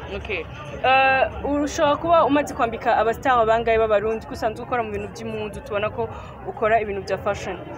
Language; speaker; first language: Rundi; native; Rundi